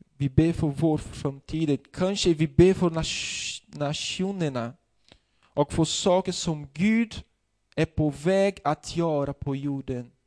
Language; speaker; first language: Swedish; non-native, fluent; Portuguese